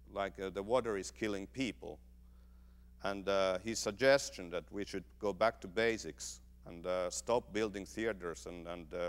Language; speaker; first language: English; non-native, fluent; Finnish